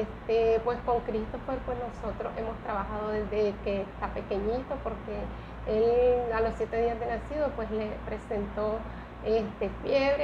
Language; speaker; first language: Spanish; native; Spanish